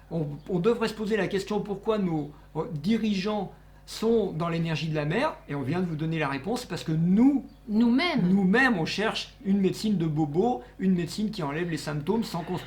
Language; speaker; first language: French; native; French